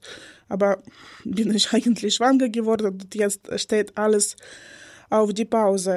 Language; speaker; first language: German; non-native, learner; Ukrainian